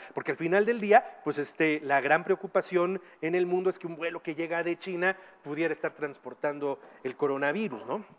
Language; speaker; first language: Spanish; native; Spanish